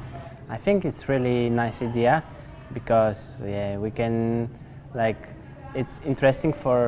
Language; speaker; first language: English; non-native, learner; Japanese